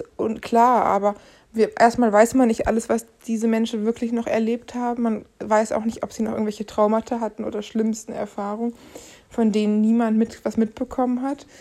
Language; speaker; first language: German; native; German